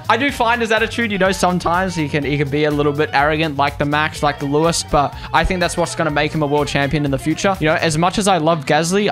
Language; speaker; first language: English; native; English